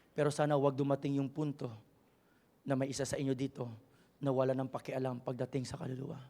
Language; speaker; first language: Filipino; native; Filipino